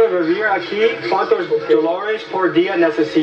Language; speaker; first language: Spanish; non-native, learner; English